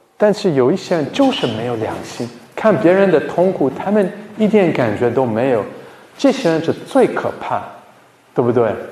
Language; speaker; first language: Chinese; non-native, fluent; English